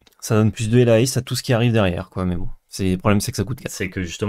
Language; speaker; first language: French; native; French